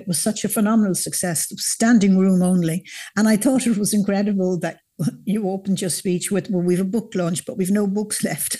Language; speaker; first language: English; native; English